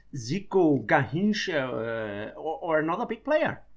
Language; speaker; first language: English; non-native, fluent; Danish